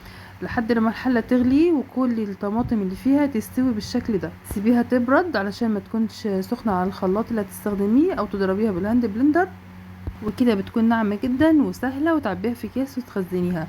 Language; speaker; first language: Arabic; native; Arabic